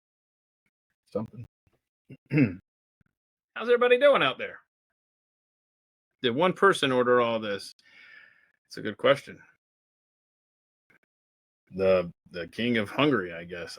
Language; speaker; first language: English; native; English